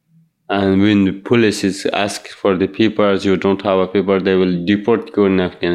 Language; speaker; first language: English; non-native, learner; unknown